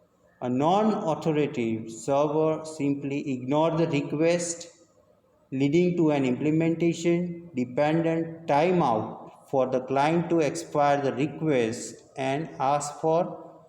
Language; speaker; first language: English; non-native, local second language; Gujarati